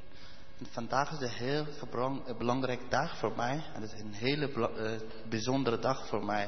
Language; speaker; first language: Dutch; non-native, learner; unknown